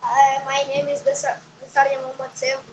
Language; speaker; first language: English; non-native, learner; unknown